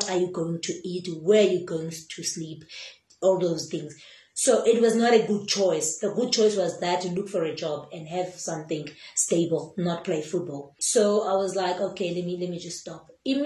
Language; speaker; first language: English; non-native, local second language; Xhosa